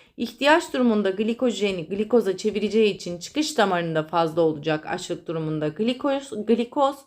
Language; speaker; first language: Turkish; native; Turkish